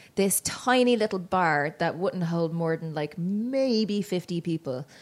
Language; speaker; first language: English; native; English